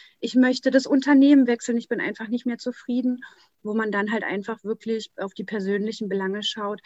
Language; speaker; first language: German; native; German